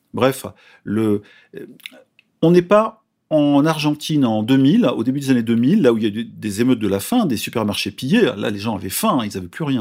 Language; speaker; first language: French; native; French